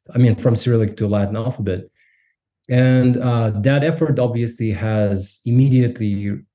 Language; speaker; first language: English; non-native, fluent; Russian